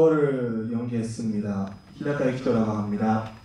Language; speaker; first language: Korean; non-native, learner; Japanese